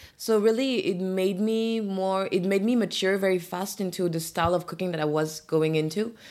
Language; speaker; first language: English; non-native, fluent; French